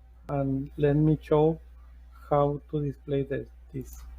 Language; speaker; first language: English; non-native, learner; Spanish